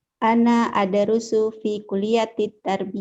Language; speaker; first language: Arabic; non-native, learner; Indonesian